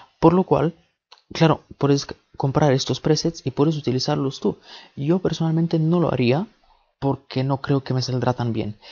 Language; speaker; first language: Spanish; early bilingual, other home language; Bulgarian